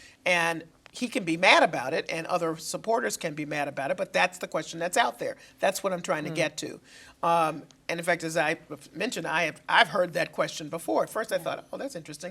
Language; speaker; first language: English; native; English